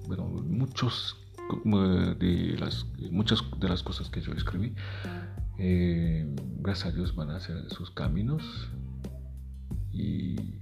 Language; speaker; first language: Spanish; non-native, fluent; Haitian Creole